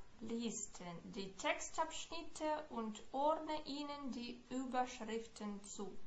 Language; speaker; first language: German; non-native, fluent; Ukrainian